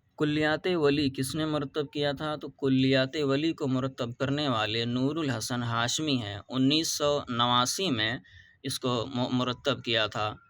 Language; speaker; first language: Urdu; native; Urdu